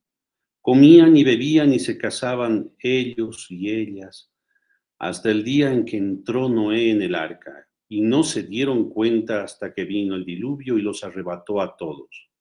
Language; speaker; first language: Spanish; native; Spanish